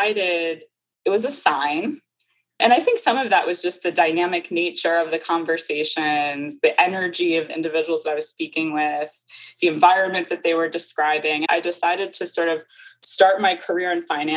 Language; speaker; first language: English; native; English